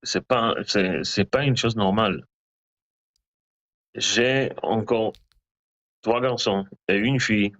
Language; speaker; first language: French; non-native, learner; Hebrew